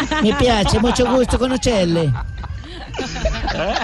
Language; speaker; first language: Italian; non-native, learner; Spanish